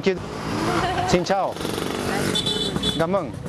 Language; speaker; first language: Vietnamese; non-native, learner; Thai